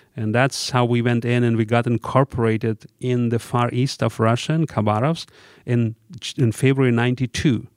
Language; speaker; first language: English; non-native, fluent; Russian